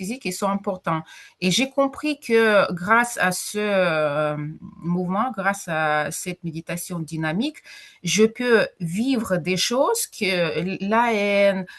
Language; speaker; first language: French; non-native, fluent; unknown